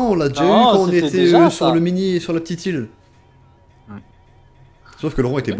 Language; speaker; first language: French; native; French